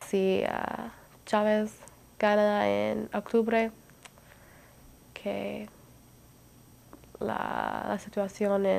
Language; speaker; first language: Spanish; non-native, fluent; English